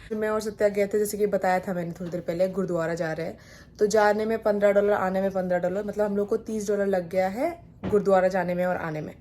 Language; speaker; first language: Hindi; non-native, local second language; Bangla